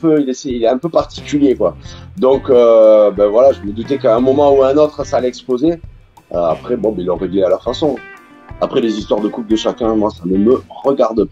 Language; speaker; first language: French; native; French